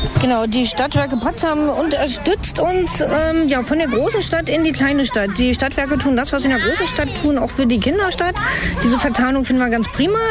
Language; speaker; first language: German; native; German